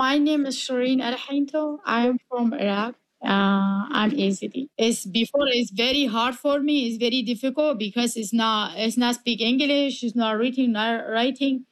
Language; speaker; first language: English; non-native, learner; Kurdish